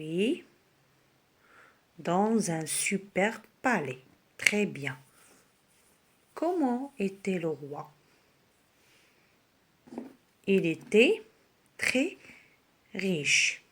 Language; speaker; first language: French; non-native, local second language; Arabic